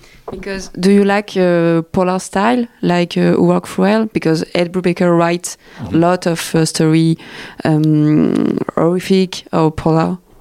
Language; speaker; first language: English; non-native, learner; French